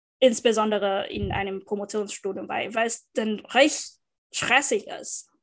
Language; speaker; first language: German; non-native, fluent; Vietnamese